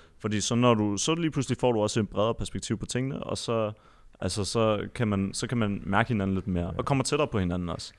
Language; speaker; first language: Danish; early bilingual, other home language; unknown